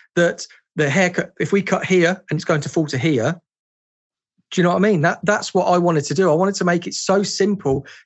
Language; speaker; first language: English; native; English